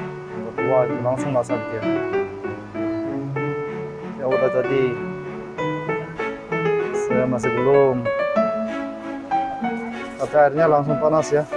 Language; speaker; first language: Indonesian; non-native, fluent; Korean